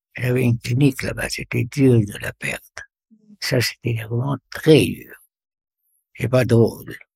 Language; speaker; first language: French; non-native, local second language; Arabic